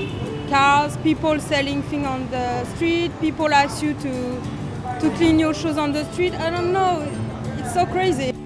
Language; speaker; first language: English; non-native, learner; French